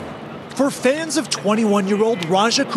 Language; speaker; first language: English; native; English